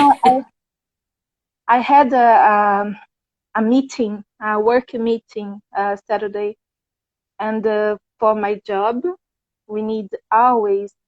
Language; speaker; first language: English; non-native, fluent; Portuguese